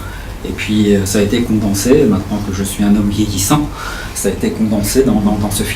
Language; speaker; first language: French; native; French